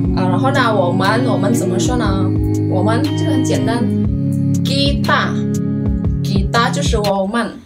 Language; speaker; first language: Chinese; non-native, fluent; Indonesian